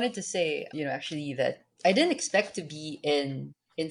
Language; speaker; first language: English; non-native, local second language; Filipino